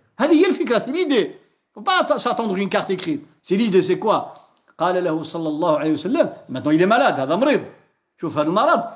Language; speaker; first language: French; non-native, local second language; Arabic